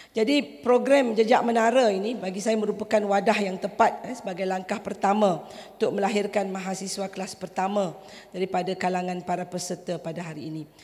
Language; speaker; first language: Malay; native; Malay